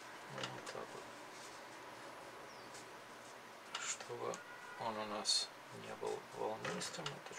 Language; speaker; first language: Russian; native; Russian